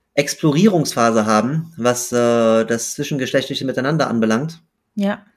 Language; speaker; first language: German; native; German